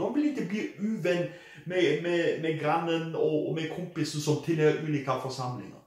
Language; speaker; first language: Swedish; non-native, fluent; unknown